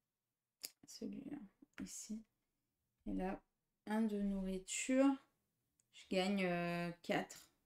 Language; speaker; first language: French; native; French